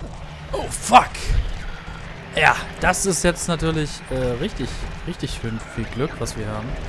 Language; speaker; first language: German; native; German